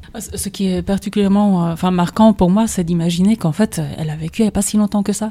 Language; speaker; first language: French; non-native, fluent; Polish